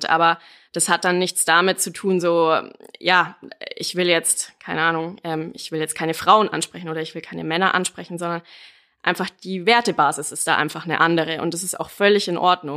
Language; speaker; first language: German; native; German